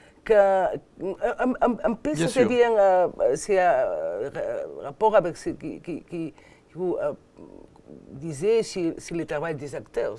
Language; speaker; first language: French; non-native, learner; Catalan